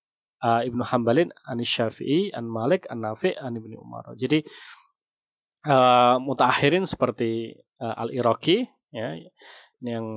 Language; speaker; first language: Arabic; non-native, fluent; Indonesian